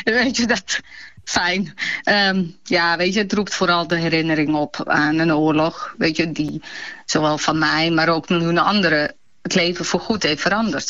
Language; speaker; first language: Dutch; early bilingual, other home language; Bosnian